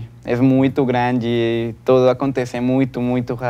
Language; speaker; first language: Portuguese; non-native, learner; Spanish